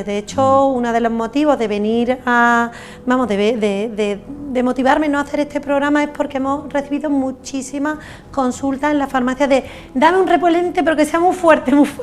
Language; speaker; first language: Spanish; native; Spanish